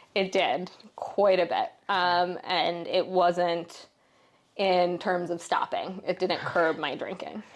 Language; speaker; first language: English; native; English